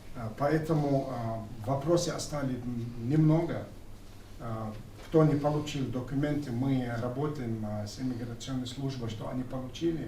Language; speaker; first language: Russian; non-native, fluent; Arabic